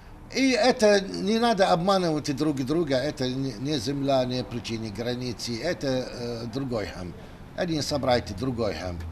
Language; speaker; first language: Russian; non-native, learner; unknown